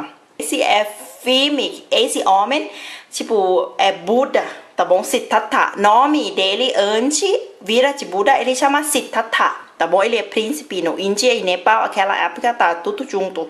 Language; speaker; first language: Portuguese; non-native, fluent; Thai